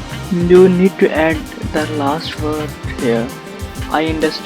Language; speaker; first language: English; non-native, local second language; Punjabi